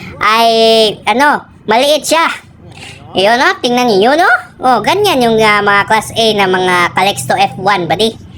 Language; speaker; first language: Filipino; non-native, local second language; Cebuano